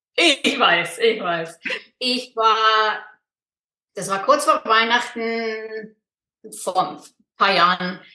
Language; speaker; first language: German; non-native, fluent; Icelandic